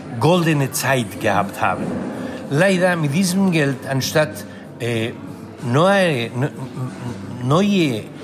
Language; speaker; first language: German; non-native, fluent; Spanish